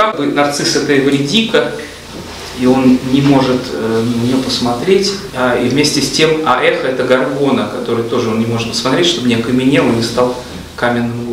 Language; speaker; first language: Russian; native; Russian